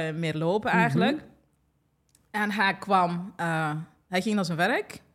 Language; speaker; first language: Dutch; early bilingual, other home language; Kinyarwanda